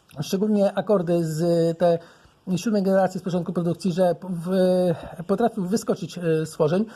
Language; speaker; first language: Polish; native; Polish